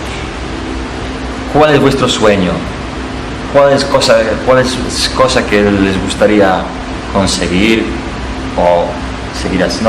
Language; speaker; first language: Spanish; non-native, fluent; Polish